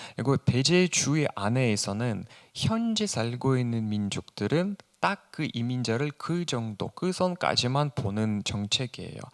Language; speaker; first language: Korean; non-native, fluent; Russian